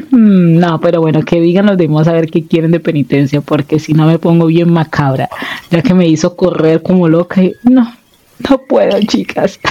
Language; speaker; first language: Spanish; native; Spanish